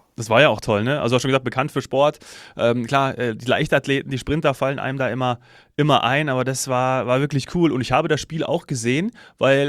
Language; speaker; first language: German; native; German